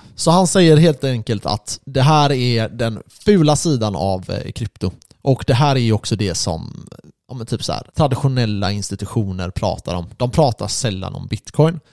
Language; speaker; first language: Swedish; native; Swedish